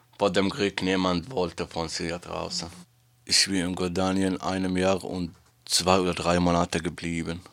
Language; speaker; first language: German; non-native, learner; Arabic